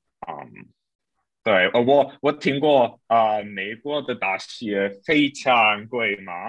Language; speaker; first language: Chinese; non-native, learner; German